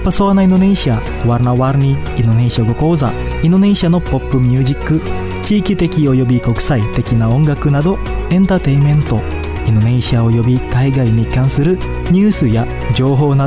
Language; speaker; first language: Japanese; non-native, fluent; Indonesian